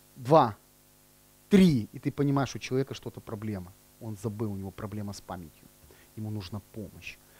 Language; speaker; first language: Russian; native; Russian